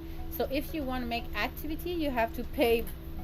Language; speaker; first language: English; non-native, learner; French